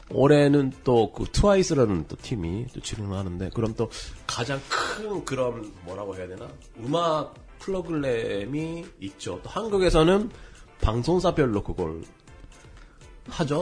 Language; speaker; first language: Korean; non-native, fluent; Japanese